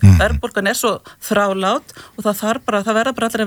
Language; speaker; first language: Icelandic; native; Icelandic